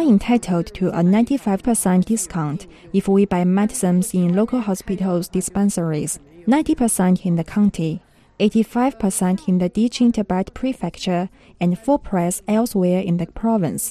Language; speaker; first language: English; non-native, fluent; Chinese